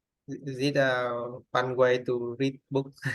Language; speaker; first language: English; non-native, learner; Vietnamese